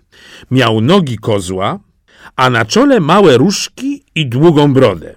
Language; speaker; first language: Polish; native; Polish